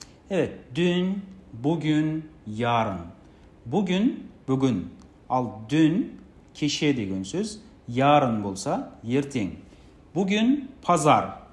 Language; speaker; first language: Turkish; non-native, fluent; Kazakh